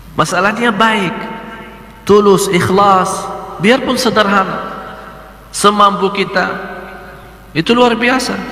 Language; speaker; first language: Malay; non-native, fluent; Arabic